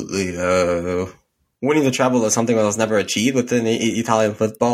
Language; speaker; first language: English; native; English